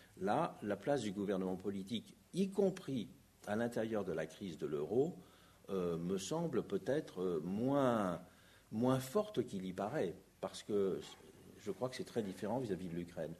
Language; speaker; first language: French; native; French